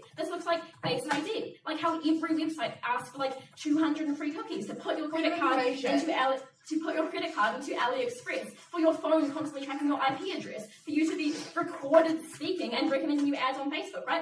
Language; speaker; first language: English; native; English